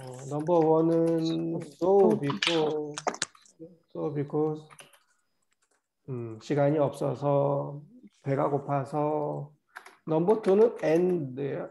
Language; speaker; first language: Korean; native; Korean